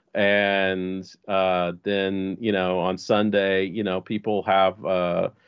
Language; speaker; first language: English; native; English